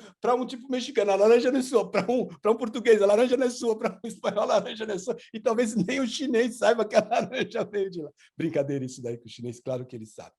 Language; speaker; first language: Portuguese; native; Portuguese